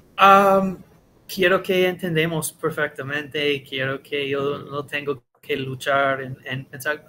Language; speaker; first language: Spanish; non-native, learner; English